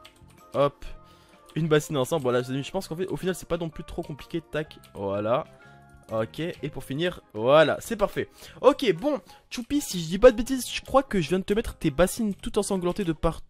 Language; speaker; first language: French; native; French